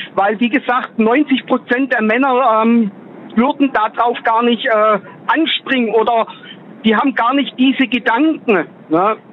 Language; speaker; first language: German; native; German